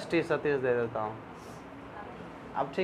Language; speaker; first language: Hindi; native; Hindi